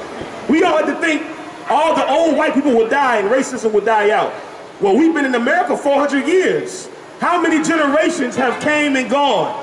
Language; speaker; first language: English; native; English